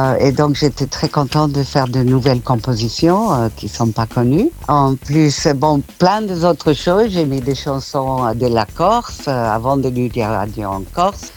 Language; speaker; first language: French; non-native, fluent; English